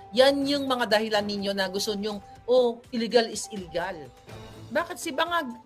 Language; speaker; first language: Filipino; native; Filipino